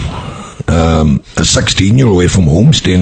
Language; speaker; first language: English; native; English